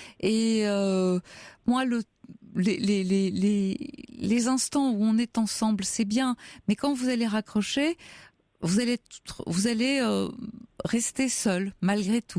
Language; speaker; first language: French; native; French